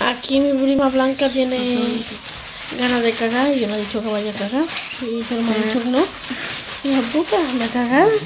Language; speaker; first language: Spanish; native; Spanish